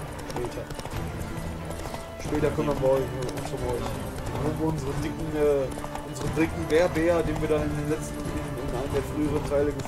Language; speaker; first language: German; native; German